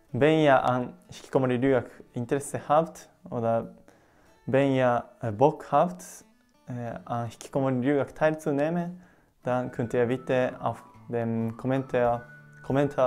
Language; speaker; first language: German; non-native, learner; Japanese